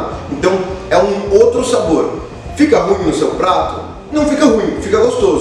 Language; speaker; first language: Portuguese; native; Portuguese